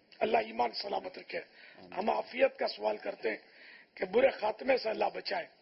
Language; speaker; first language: Urdu; non-native, local second language; Memoni